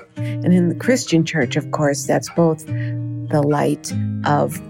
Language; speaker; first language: English; native; English